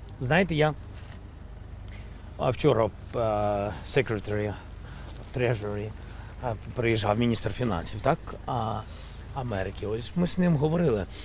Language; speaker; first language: Ukrainian; non-native, local second language; Russian